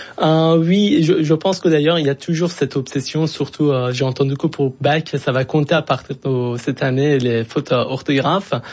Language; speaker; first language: French; non-native, fluent; Persian